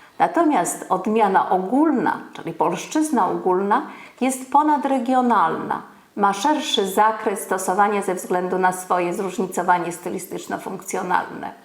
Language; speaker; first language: Polish; native; Polish